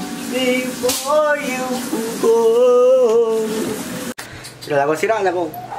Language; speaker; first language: Spanish; early bilingual, heritage; Spanish